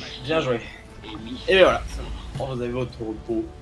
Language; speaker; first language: French; native; French